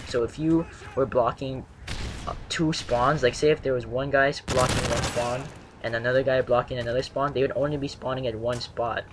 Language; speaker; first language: English; native; English